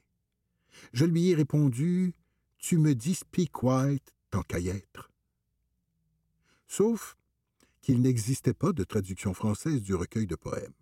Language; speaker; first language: French; native; French